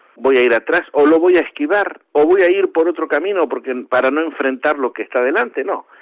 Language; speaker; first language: Spanish; native; Spanish